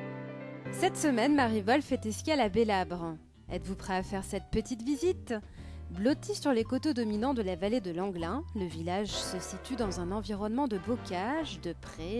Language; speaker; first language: French; native; French